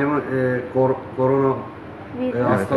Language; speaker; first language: Turkish; native; Turkish